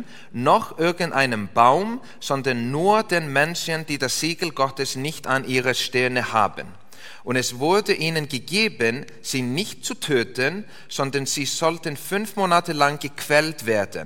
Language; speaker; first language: German; non-native, learner; English